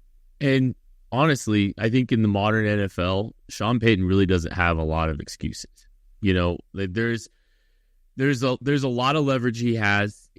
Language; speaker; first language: English; native; English